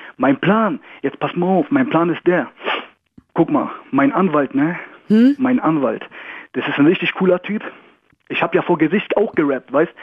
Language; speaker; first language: German; early bilingual, other home language; Greek